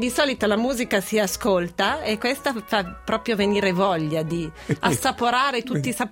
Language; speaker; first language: Italian; native; Italian